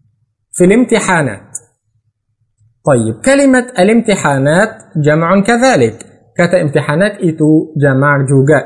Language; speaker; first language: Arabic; non-native, fluent; Indonesian